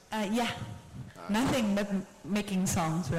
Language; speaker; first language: English; non-native, fluent; Indonesian